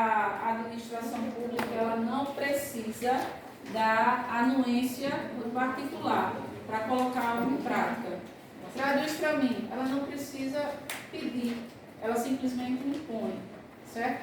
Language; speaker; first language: Portuguese; native; Portuguese